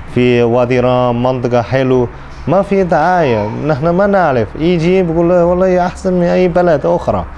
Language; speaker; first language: Arabic; non-native, learner; Chinese